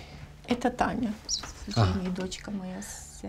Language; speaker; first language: Russian; native; Russian